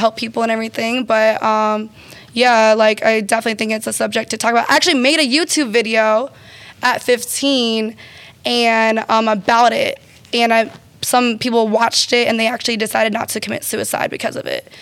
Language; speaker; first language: English; native; English